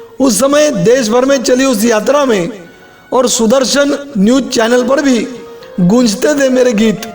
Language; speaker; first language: Hindi; non-native, local second language; Gujarati